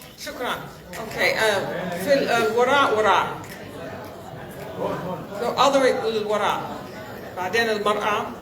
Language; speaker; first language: Arabic; early bilingual, heritage; Arabic